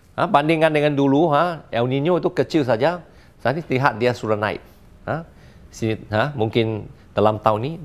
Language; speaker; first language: Malay; non-native, local second language; Chinese